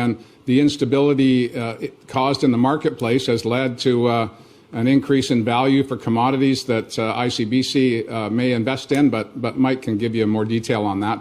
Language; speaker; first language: English; native; English